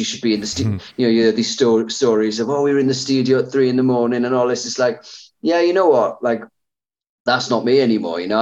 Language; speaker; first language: English; native; English